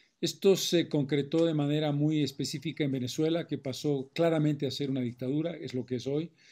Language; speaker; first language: Spanish; native; Spanish